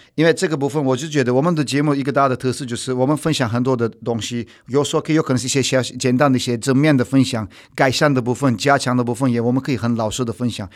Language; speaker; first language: Chinese; non-native, fluent; Turkish